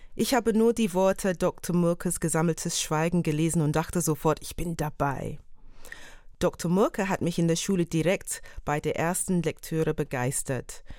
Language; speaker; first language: German; non-native, fluent; English